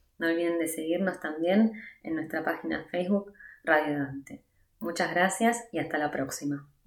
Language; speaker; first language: Spanish; native; Spanish